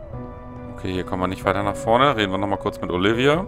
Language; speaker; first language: German; native; German